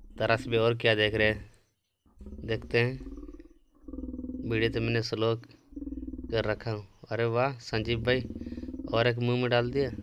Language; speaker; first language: Hindi; non-native, local second language; Odia